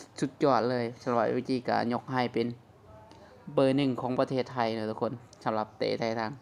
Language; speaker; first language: Thai; non-native, local second language; Northeastern Thai